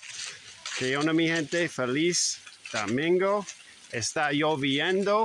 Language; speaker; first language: Spanish; non-native, learner; English